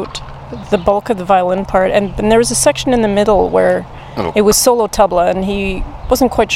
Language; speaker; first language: English; native; English